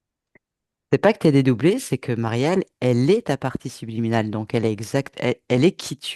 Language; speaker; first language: French; native; French